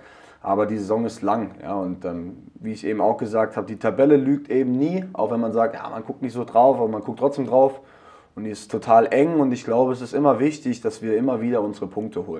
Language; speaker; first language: German; native; German